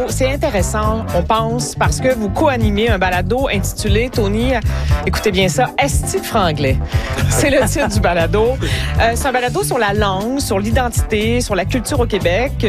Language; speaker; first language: French; native; French